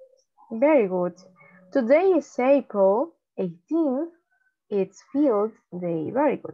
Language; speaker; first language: English; non-native, learner; Spanish